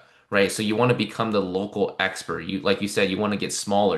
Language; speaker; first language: English; native; English